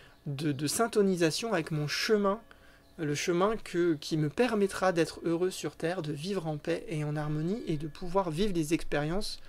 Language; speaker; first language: French; native; French